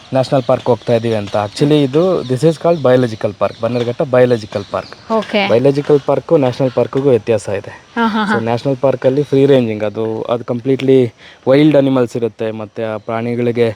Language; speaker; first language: Kannada; native; Kannada